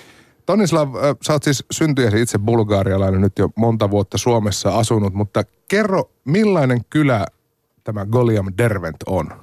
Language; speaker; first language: Finnish; native; Finnish